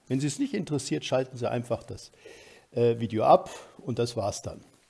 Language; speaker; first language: German; native; German